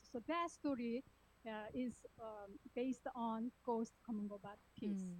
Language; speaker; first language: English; non-native, learner; Korean